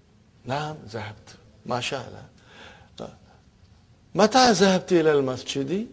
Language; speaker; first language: Arabic; non-native, fluent; Urdu